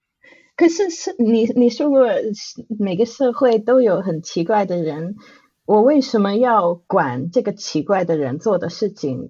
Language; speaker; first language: Chinese; non-native, fluent; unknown